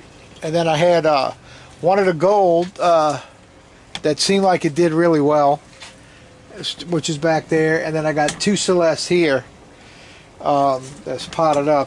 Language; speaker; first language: English; native; English